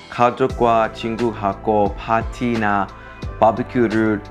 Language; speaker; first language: Korean; non-native, learner; English